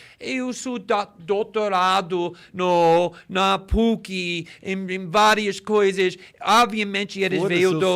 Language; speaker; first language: Portuguese; non-native, fluent; English